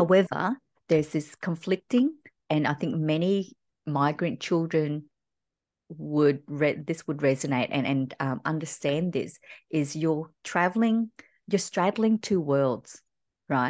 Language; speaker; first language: English; early bilingual, other home language; Vietnamese